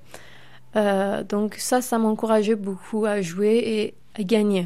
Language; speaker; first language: French; non-native, fluent; Persian